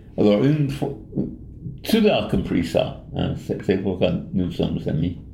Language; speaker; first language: French; non-native, fluent; English